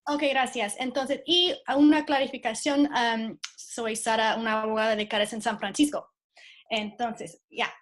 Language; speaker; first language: Spanish; non-native, fluent; English